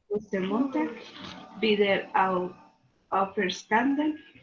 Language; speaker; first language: German; non-native, learner; Spanish